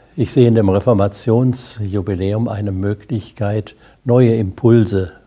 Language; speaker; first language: German; native; German